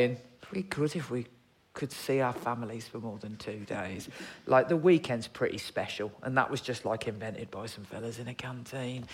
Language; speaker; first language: English; native; English